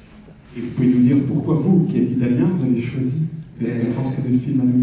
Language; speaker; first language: French; native; French